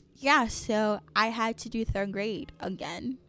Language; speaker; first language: English; early bilingual, other home language; French